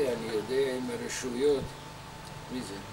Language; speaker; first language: Hebrew; non-native, fluent; Hungarian